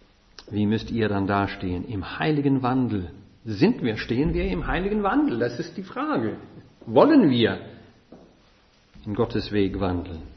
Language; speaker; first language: German; non-native, fluent; English